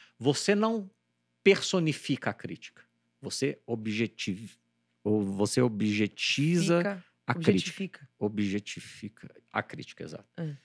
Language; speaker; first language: Portuguese; native; Portuguese